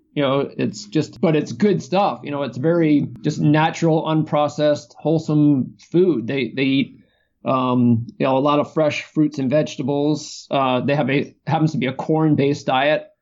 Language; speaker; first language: English; native; English